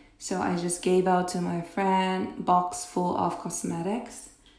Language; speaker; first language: English; non-native, fluent; Japanese